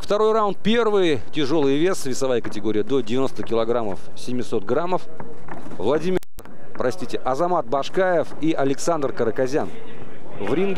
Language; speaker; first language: Russian; native; Russian